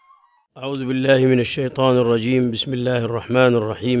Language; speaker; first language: Arabic; native; Arabic